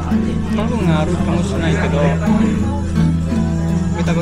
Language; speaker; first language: Japanese; non-native, fluent; Indonesian